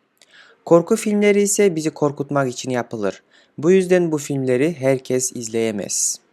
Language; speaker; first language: Turkish; non-native, fluent; Kyrgyz